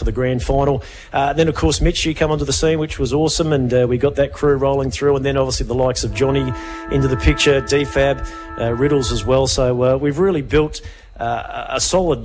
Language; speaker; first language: English; native; English